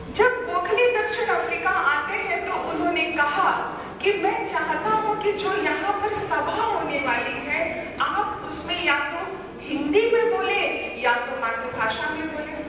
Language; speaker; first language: Hindi; native; Hindi